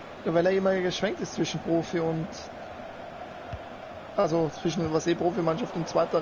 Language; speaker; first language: German; native; German